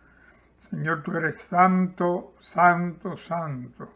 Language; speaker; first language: Spanish; native; Spanish